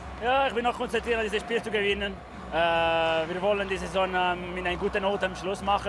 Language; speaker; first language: German; non-native, local second language; Italian